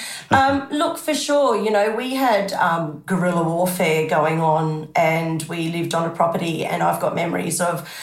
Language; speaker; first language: English; native; English